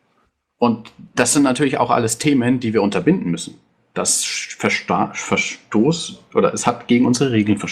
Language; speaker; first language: German; native; German